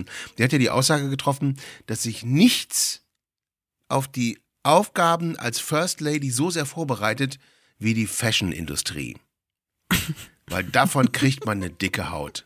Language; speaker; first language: German; native; German